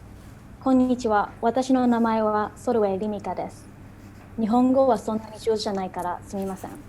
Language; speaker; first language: Japanese; early bilingual, heritage; English